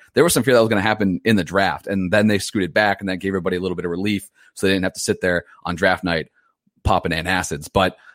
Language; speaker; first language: English; native; English